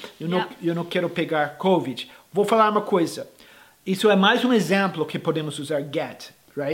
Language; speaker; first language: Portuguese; non-native, fluent; English